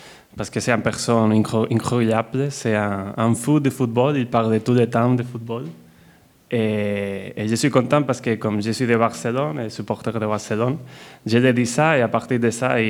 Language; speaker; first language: French; non-native, fluent; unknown